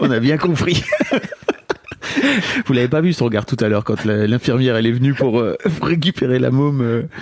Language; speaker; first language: French; native; French